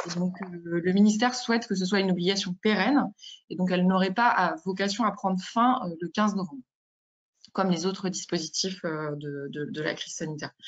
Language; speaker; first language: French; native; French